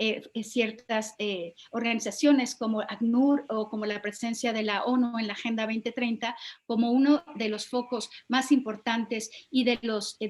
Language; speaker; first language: Spanish; native; Spanish